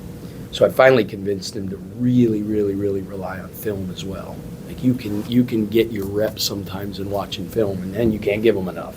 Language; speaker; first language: English; native; English